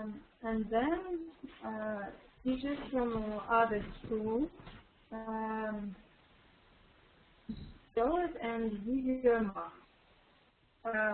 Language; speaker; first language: English; non-native, learner; Russian